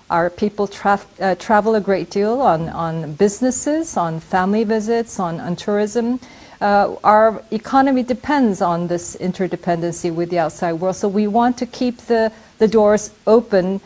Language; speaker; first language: English; non-native, fluent; Korean